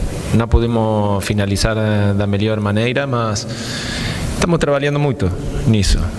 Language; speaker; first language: Portuguese; non-native, fluent; Spanish